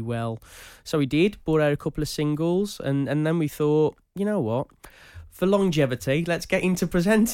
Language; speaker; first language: English; native; English